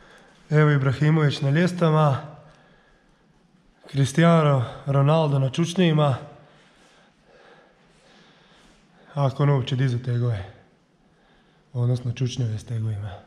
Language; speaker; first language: Croatian; native; Croatian